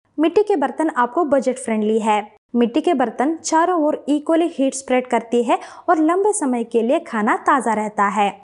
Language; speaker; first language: Hindi; non-native, local second language; Kannada